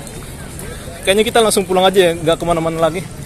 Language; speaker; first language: Indonesian; native; Indonesian